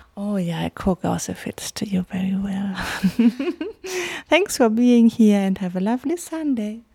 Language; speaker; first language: English; non-native, fluent; German